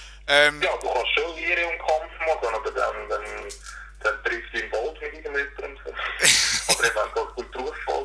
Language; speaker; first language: German; native; German